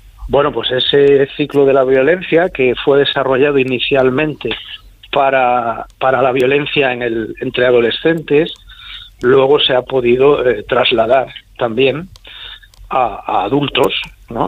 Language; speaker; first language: Spanish; native; Spanish